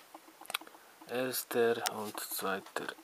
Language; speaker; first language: German; non-native, learner; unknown